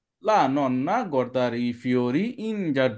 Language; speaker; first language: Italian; non-native, learner; Bangla